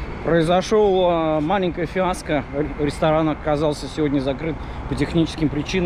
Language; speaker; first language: Russian; native; Russian